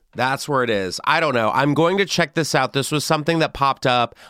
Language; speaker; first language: English; native; English